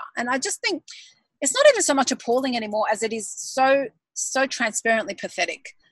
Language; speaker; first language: English; native; English